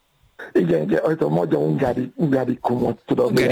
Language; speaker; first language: Hungarian; non-native, fluent; Yoruba